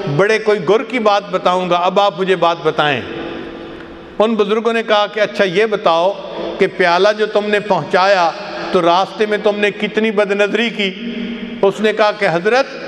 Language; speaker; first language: Urdu; non-native, local second language; Punjabi